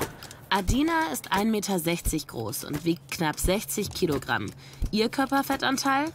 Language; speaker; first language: German; native; German